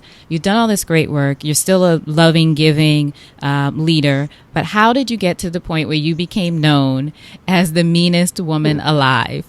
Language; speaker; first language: English; native; English